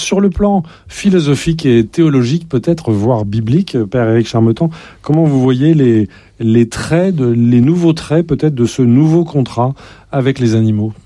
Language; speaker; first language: French; native; French